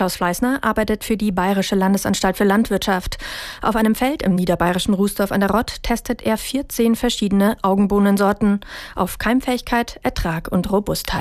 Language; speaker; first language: German; native; German